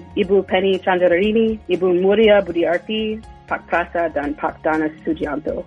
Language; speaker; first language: Indonesian; non-native, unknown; English